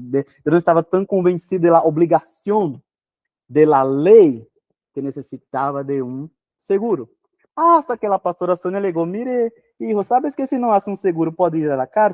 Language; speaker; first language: Spanish; non-native, fluent; Portuguese